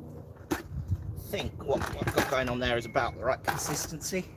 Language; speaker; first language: English; native; English